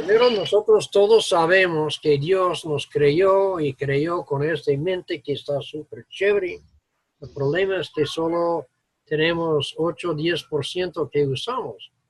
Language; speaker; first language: Spanish; non-native, fluent; English